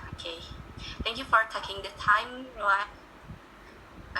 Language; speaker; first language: English; non-native, learner; Indonesian